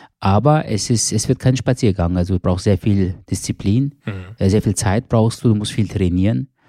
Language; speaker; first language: German; early bilingual, other home language; Turkish